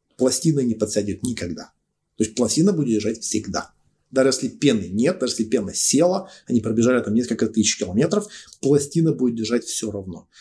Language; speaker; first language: Russian; native; Russian